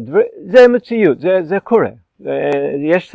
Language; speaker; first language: Hebrew; non-native, fluent; English